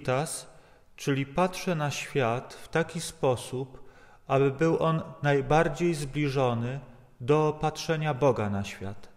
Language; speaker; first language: Polish; native; Polish